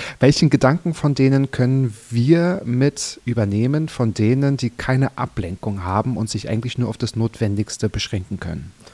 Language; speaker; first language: German; native; German